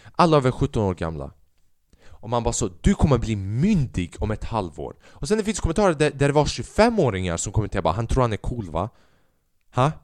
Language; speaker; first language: Swedish; early bilingual, other home language; Albanian